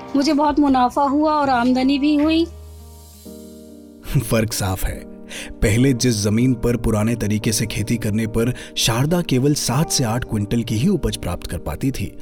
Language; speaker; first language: Hindi; native; Hindi